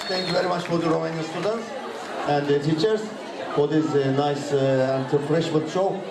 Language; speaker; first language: English; non-native, fluent; Turkish